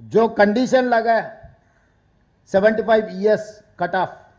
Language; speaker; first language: Hindi; non-native, local second language; Telugu